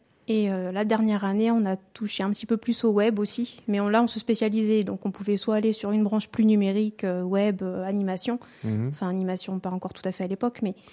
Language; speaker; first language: French; native; French